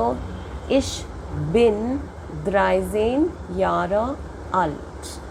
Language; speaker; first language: German; non-native, fluent; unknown